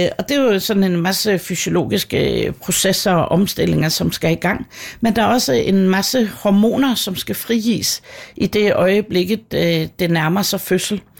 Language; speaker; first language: Danish; native; Danish